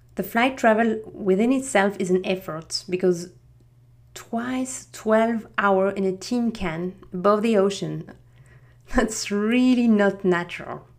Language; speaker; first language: English; non-native, fluent; French